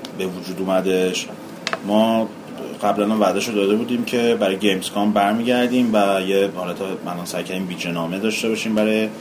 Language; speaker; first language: Persian; native; Persian